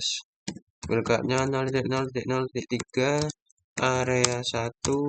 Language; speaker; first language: Indonesian; native; Indonesian